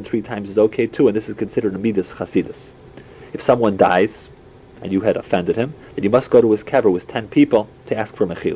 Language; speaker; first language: English; native; English